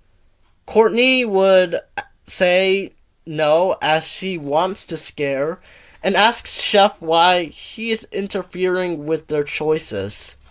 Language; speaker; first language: English; native; English